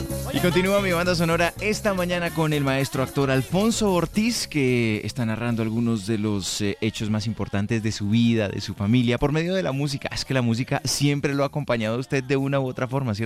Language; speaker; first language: Spanish; native; Spanish